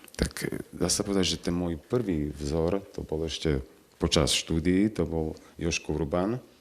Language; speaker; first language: Slovak; non-native, local second language; Romany